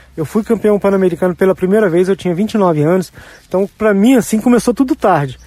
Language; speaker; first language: Portuguese; native; Portuguese